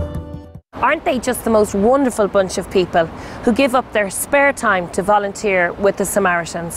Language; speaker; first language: English; native; English